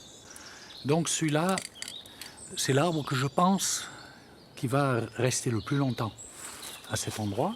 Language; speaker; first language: French; native; French